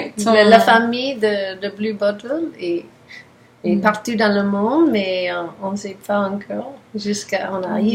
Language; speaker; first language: French; non-native, learner; English